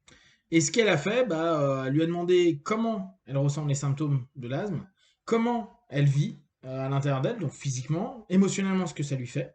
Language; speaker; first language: French; native; French